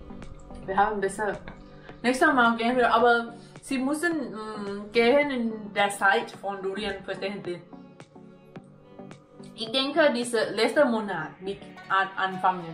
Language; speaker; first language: German; non-native, learner; Thai